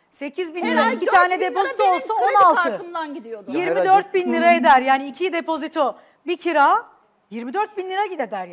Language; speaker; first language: Turkish; native; Turkish